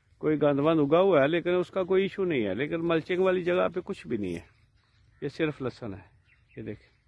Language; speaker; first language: Urdu; non-native, local second language; Punjabi